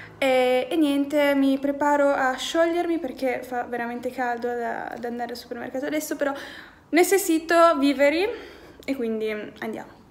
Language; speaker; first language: Italian; native; Italian